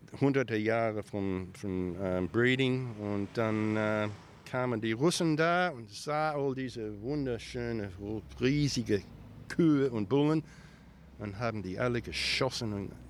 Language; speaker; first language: German; early bilingual, heritage; German